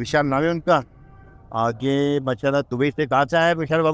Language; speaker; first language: Urdu; native; Urdu